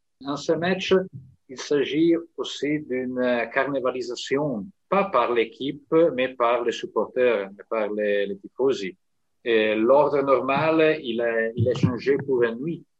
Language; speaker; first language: French; non-native, fluent; Italian